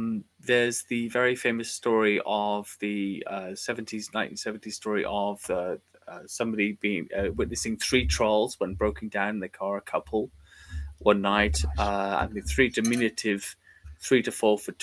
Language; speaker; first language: English; native; English